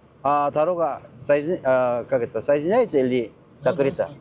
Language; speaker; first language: Russian; non-native, learner; Korean